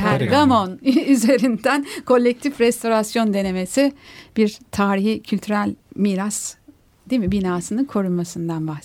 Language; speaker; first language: Turkish; native; Turkish